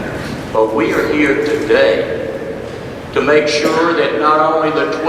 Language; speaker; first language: English; native; English